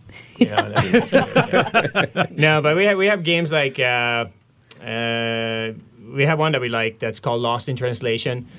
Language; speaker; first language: English; non-native, fluent; Swedish